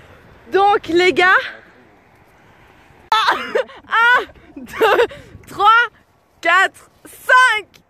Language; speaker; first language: French; native; French